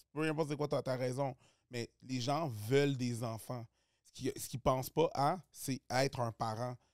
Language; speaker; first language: French; early bilingual, other home language; Haitian Creole